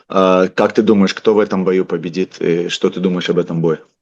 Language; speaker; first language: Russian; native; Russian